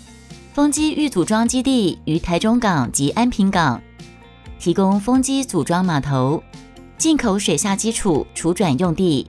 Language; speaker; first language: Chinese; native; Chinese